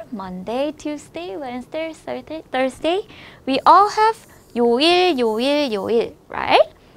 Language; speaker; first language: English; non-native, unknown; Korean